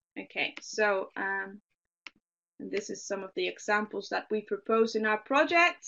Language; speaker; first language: English; non-native, fluent; Dutch